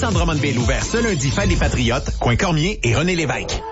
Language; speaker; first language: French; native; French